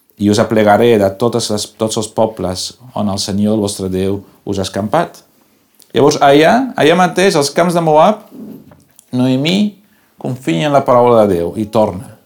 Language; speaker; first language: Catalan; non-native, local second language; Spanish